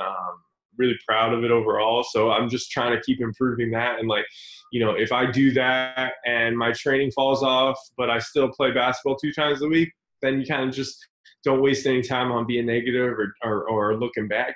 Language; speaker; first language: English; native; English